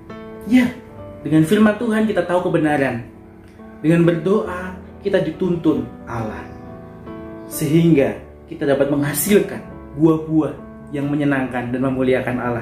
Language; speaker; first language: Indonesian; native; Indonesian